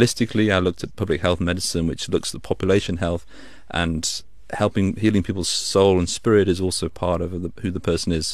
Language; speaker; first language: English; native; English